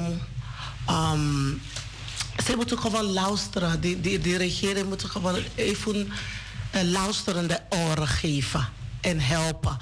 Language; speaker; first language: Dutch; non-native, learner; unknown